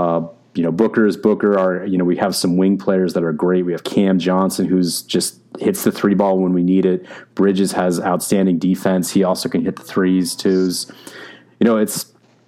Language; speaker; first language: English; native; English